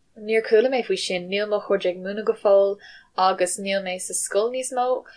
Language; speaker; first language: Irish; non-native, local second language; English